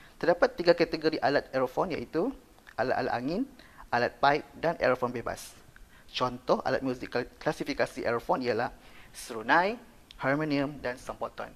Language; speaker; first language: Malay; native; Malay